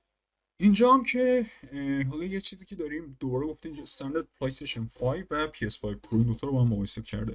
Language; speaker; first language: Persian; native; Persian